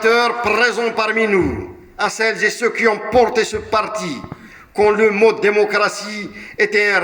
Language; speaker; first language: French; non-native, local second language; Kabyle